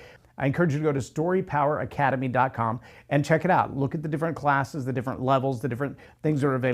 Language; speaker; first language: English; native; English